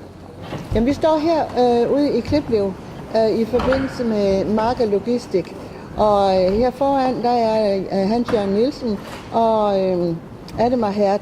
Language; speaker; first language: Danish; native; Danish